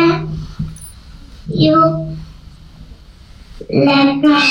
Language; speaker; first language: English; non-native, learner; Hindi